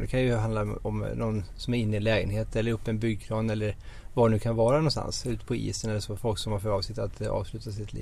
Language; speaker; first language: Swedish; native; Swedish